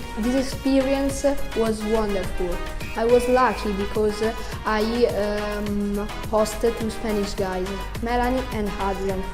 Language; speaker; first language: English; non-native, learner; Italian